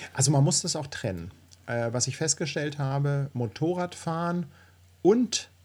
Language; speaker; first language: German; native; German